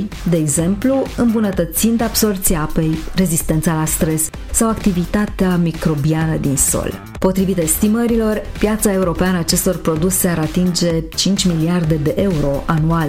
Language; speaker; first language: Romanian; native; Romanian